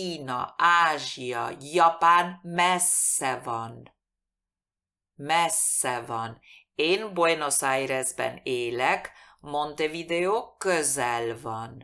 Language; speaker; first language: Hungarian; non-native, fluent; Spanish